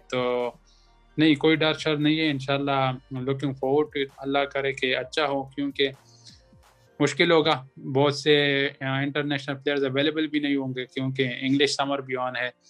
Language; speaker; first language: Urdu; non-native, local second language; Pashto